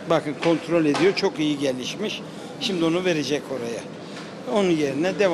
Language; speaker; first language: Turkish; native; Turkish